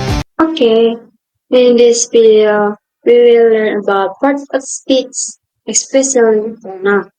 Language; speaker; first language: English; non-native, local second language; Indonesian